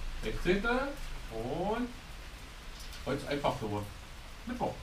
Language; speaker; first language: German; native; German